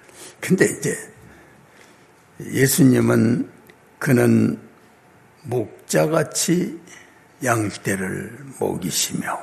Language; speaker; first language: Korean; native; Korean